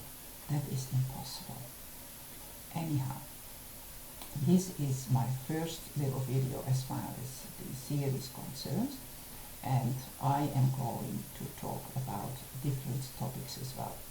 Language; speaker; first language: English; non-native, fluent; Dutch